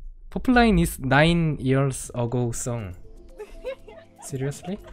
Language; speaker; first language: English; non-native, learner; Korean